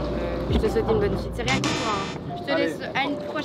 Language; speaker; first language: French; native; French